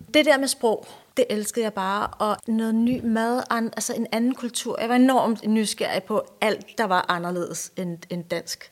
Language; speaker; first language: Danish; native; Danish